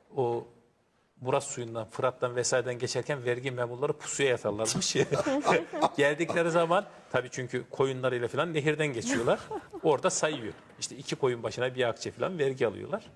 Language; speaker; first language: Turkish; native; Turkish